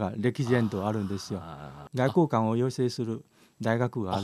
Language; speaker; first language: Japanese; non-native, fluent; Chinese